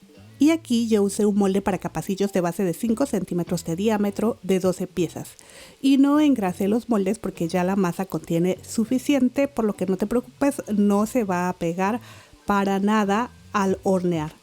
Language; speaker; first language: Spanish; native; Spanish